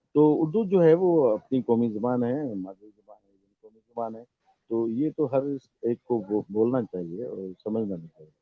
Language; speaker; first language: Urdu; non-native, local second language; Sindhi